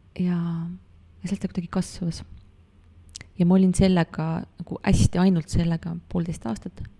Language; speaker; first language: Estonian; native; Estonian